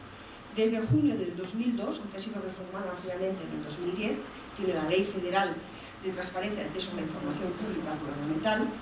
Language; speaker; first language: Spanish; native; Spanish